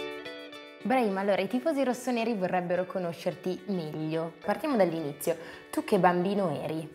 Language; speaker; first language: Italian; native; Italian